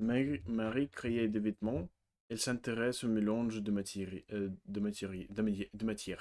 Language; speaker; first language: French; non-native, learner; Russian